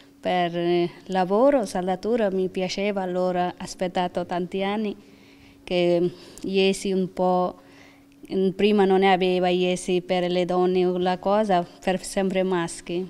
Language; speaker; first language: Italian; non-native, learner; Bangla